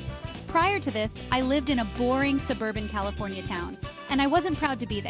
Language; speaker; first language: English; native; English